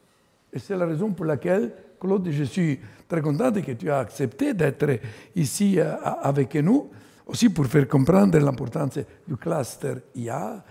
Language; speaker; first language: French; non-native, fluent; Italian